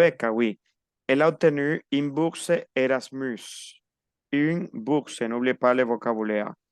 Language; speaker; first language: French; non-native, fluent; Spanish